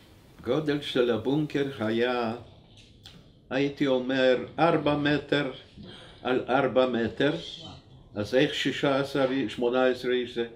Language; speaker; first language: Hebrew; non-native, fluent; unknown